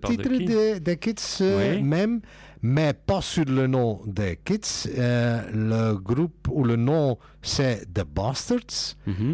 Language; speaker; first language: French; non-native, local second language; Dutch